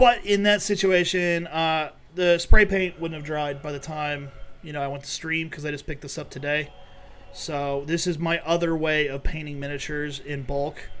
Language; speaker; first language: English; native; English